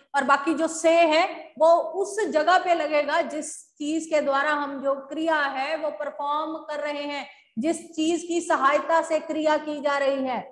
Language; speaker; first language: Hindi; native; Hindi